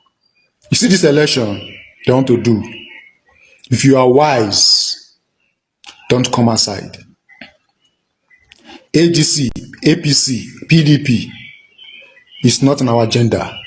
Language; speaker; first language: Nigerian Pidgin; non-native, local second language; Igbo